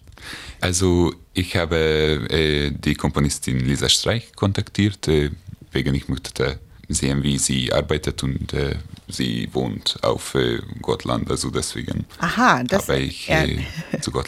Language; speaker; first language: German; non-native, learner; Hungarian